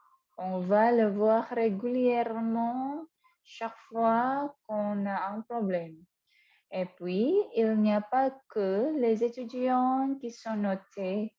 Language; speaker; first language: French; non-native, fluent; Indonesian